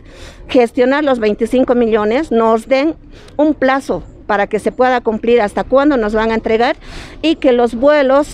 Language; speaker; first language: Spanish; native; Spanish